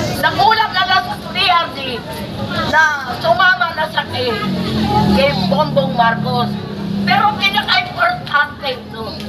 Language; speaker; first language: Filipino; non-native, local second language; Iloko